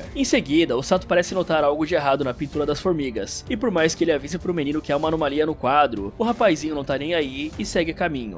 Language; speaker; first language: Portuguese; native; Portuguese